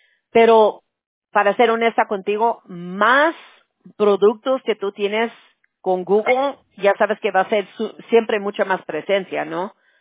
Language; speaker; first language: Spanish; early bilingual, heritage; Spanish